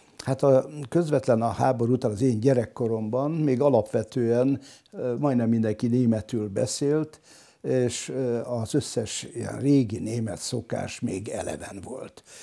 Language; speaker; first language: Hungarian; non-native, local second language; German